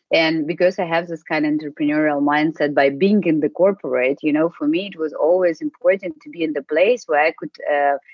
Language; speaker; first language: English; non-native, fluent; Ukrainian